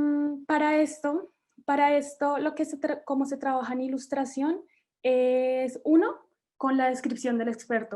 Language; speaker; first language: Spanish; native; Spanish